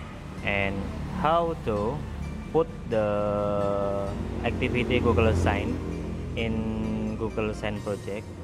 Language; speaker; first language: English; non-native, learner; Indonesian